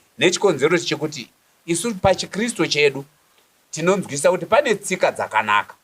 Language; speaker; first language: Shona; native; Shona